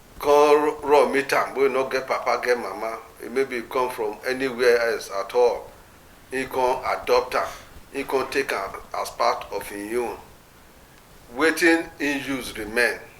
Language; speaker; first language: Nigerian Pidgin; non-native, local second language; Bini